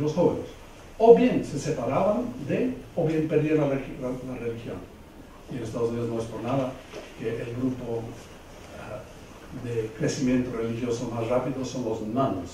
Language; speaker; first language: Spanish; non-native, fluent; English